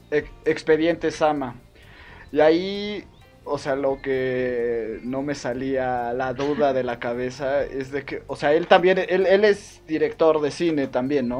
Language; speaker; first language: Spanish; native; Spanish